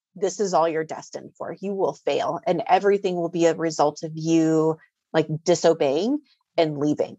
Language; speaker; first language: English; native; English